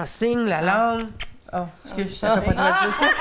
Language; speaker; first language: French; native; French